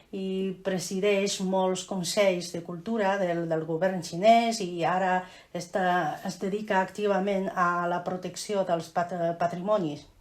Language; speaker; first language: Catalan; non-native, fluent; Chinese